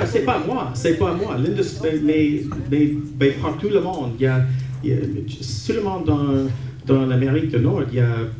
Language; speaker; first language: French; non-native, local second language; English